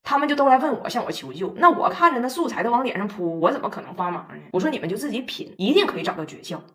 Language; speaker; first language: Chinese; native; Chinese